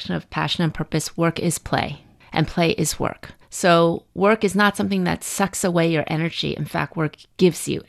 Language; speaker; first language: English; native; English